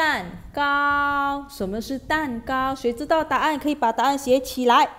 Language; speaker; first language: Chinese; non-native, fluent; Malay